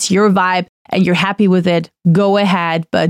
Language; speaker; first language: English; non-native, fluent; German